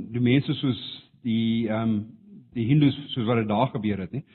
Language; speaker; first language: Afrikaans; non-native, local second language; English